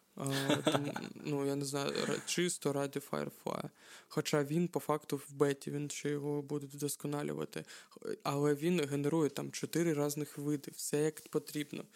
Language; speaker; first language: Ukrainian; non-native, local second language; Russian